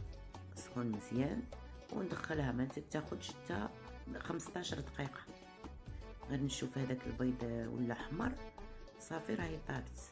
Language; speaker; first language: Arabic; native; Arabic